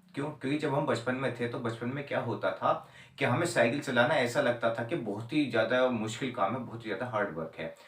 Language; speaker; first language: Hindi; native; Hindi